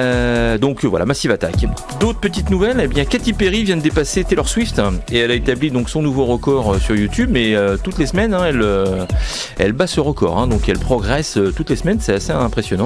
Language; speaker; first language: French; native; French